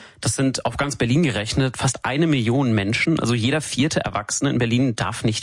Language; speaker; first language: German; native; German